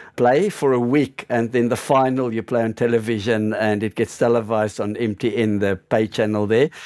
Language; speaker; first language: English; native; English